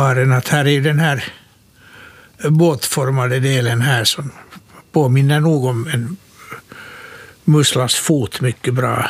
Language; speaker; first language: Swedish; native; Swedish